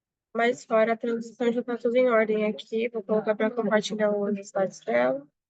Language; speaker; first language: Portuguese; native; Portuguese